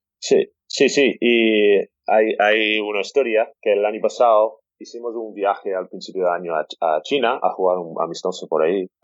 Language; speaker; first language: Spanish; non-native, fluent; English